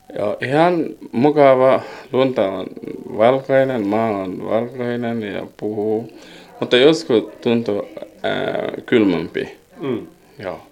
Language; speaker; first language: Finnish; non-native, learner; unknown